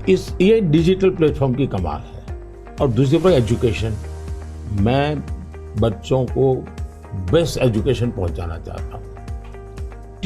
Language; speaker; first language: Hindi; native; Hindi